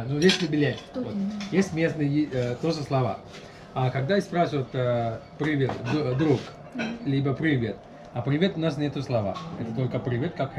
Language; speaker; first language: Russian; non-native, learner; Sinhala